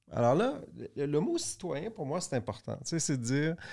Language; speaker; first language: French; native; French